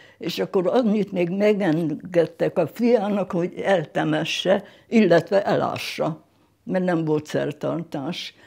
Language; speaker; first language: Hungarian; non-native, local second language; German